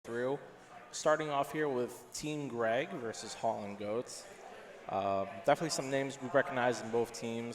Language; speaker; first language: English; native; English